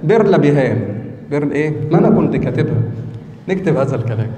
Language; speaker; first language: Arabic; native; Arabic